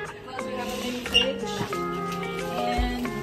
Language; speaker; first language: English; non-native, local second language; Filipino